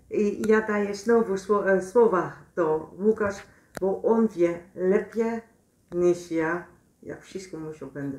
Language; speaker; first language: Polish; non-native, learner; Dutch